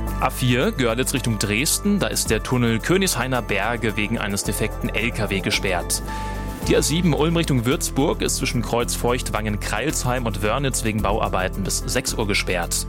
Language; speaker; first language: German; native; German